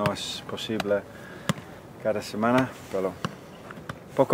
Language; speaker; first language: Spanish; non-native, learner; English